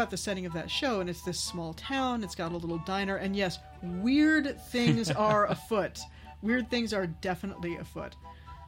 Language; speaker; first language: English; native; English